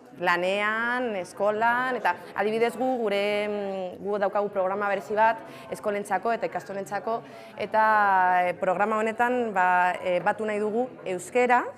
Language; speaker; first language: Basque; non-native, local second language; Spanish